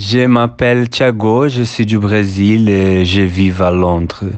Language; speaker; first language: French; non-native, fluent; Portuguese